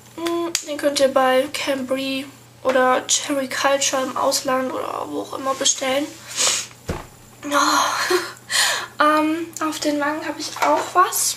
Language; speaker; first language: German; native; German